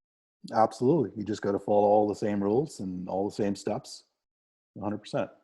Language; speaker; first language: English; native; English